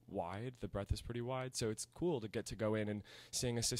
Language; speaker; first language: English; native; English